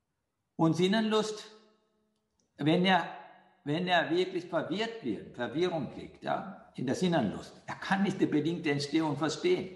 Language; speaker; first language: German; non-native, fluent; Sinhala